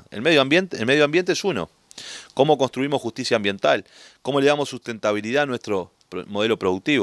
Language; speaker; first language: Spanish; native; Spanish